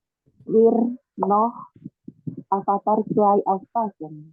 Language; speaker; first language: German; non-native, learner; Indonesian